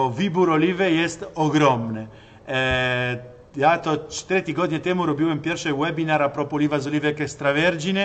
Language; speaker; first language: Polish; non-native, learner; Italian